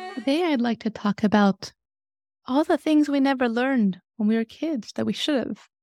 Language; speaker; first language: English; native; English